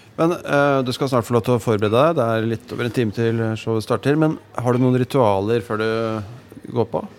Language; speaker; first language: Norwegian; native; Norwegian